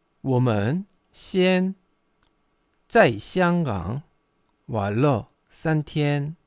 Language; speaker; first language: Chinese; non-native, fluent; Korean